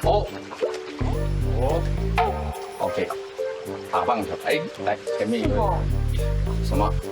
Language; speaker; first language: Chinese; native; Chinese